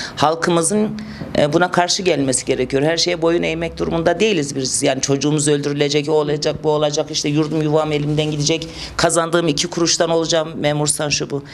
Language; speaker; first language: Turkish; native; Turkish